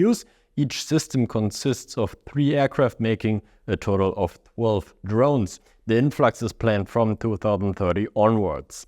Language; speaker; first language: English; non-native, fluent; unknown